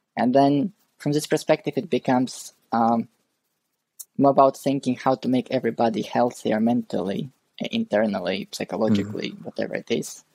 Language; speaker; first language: English; non-native, fluent; Russian